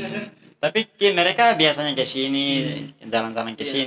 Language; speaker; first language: Indonesian; non-native, fluent; Tetum